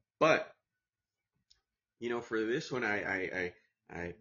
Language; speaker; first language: English; native; English